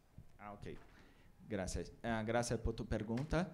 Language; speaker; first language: Spanish; non-native, learner; Portuguese